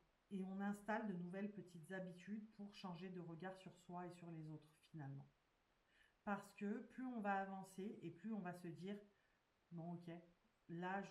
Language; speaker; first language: French; native; French